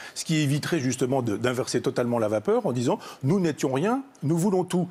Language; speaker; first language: French; native; French